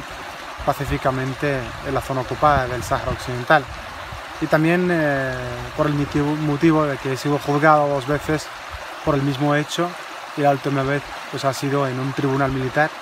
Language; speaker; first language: Spanish; non-native, fluent; Arabic